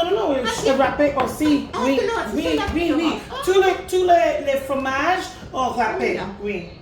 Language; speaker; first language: French; non-native, learner; English